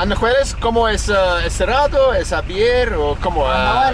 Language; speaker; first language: Spanish; non-native, learner; English